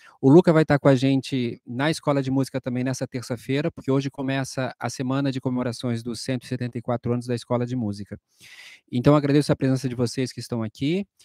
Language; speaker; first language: Portuguese; native; Portuguese